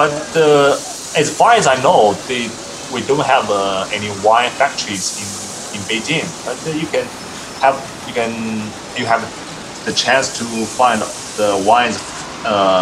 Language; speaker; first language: English; non-native, fluent; Chinese